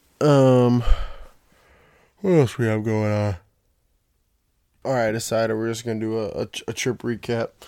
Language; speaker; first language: English; native; English